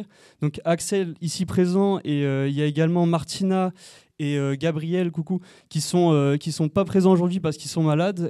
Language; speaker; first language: French; native; French